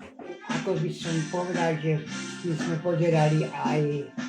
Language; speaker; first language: Slovak; non-native, local second language; Hungarian